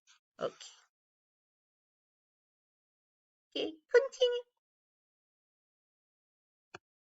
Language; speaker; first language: English; non-native, learner; Spanish